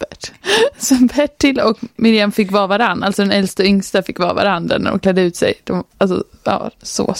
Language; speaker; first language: Swedish; native; Swedish